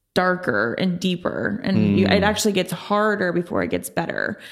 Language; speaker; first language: English; native; English